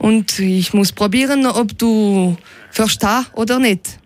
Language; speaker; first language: German; non-native, local second language; French